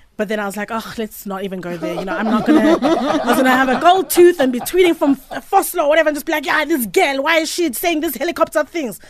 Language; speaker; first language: English; native; English